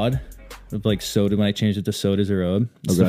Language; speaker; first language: English; native; English